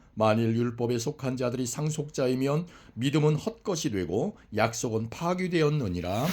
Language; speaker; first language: Korean; native; Korean